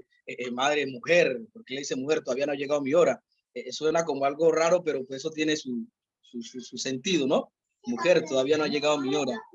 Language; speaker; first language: Spanish; native; Spanish